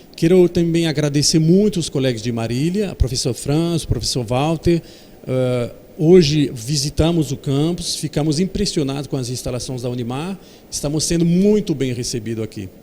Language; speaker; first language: Portuguese; non-native, fluent; French